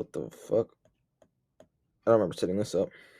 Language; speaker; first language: English; native; English